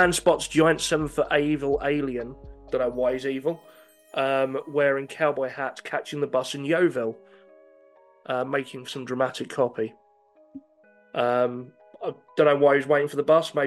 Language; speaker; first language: English; native; English